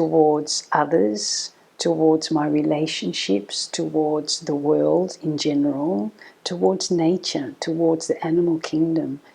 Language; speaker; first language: English; native; English